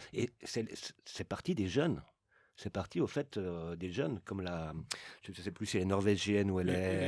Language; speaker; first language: French; native; French